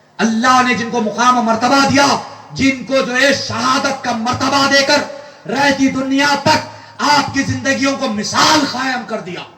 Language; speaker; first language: Urdu; native; Urdu